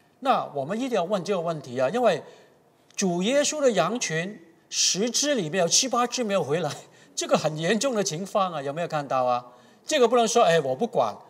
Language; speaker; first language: Chinese; non-native, local second language; Cantonese